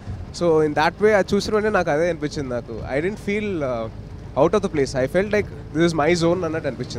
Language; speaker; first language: Telugu; native; Telugu